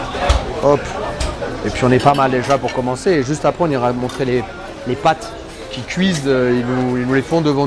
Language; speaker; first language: French; native; French